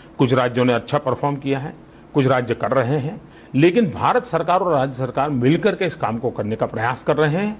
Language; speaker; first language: Hindi; non-native, local second language; Gujarati